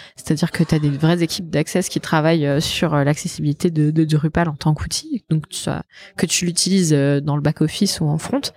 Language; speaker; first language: French; native; French